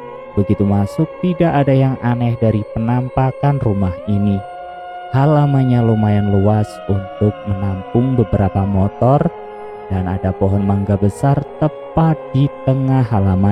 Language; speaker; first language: Indonesian; native; Indonesian